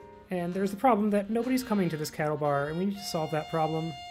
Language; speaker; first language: English; native; English